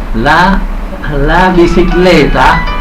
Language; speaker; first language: Spanish; non-native, fluent; Vietnamese